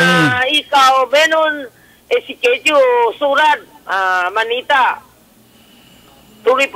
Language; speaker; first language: Filipino; non-native, learner; Chinese